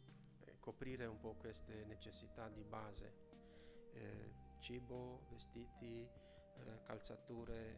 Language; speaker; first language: Italian; non-native, fluent; Romanian